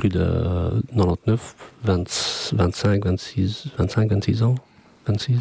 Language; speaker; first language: French; non-native, fluent; Albanian